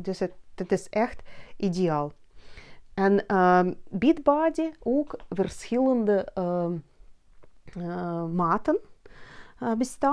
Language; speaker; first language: Dutch; non-native, learner; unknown